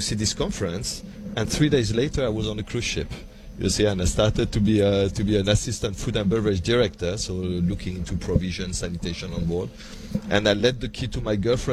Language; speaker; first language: English; non-native, fluent; French